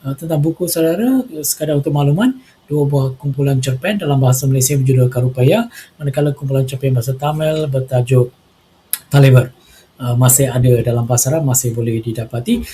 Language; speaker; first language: Malay; non-native, local second language; Tamil